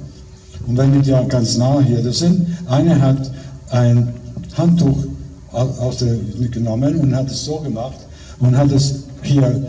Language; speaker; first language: German; non-native, fluent; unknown